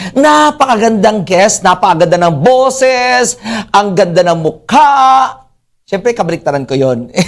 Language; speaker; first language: Filipino; native; Filipino